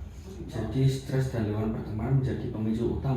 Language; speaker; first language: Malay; non-native, fluent; Indonesian